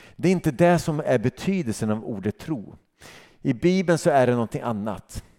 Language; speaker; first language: Swedish; native; Swedish